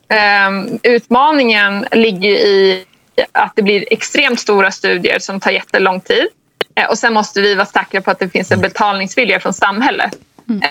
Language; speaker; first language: Swedish; native; Swedish